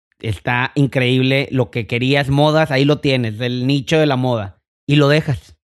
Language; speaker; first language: Spanish; native; Spanish